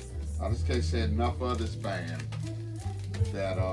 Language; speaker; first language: English; native; English